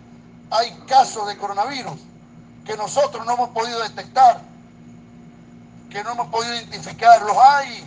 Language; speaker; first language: Spanish; native; Spanish